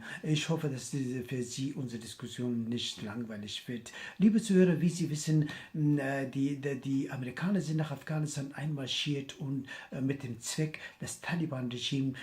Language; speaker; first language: German; non-native, fluent; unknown